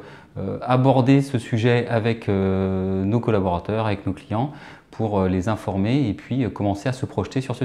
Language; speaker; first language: French; native; French